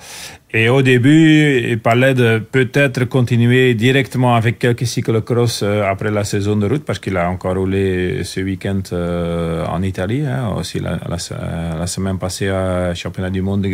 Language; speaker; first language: French; non-native, local second language; Dutch